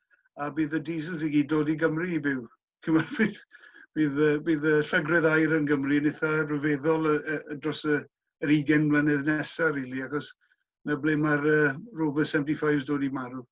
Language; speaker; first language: Welsh; non-native, local second language; English